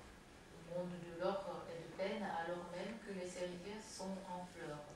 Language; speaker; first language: French; non-native, fluent; Japanese